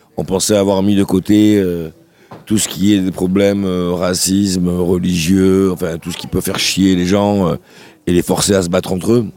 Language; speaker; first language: French; native; French